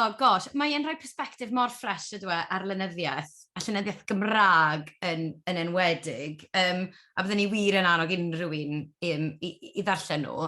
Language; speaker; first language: Welsh; native; Welsh